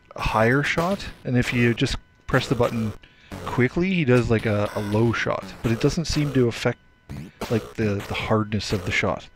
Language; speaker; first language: English; native; English